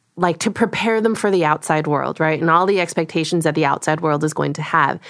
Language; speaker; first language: English; early bilingual, other home language; Korean